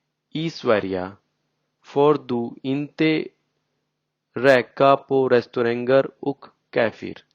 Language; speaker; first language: Swedish; non-native, learner; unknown